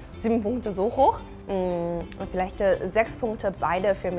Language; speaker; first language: German; non-native, fluent; Chinese